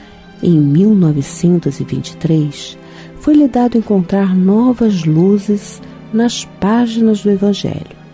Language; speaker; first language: Portuguese; native; Portuguese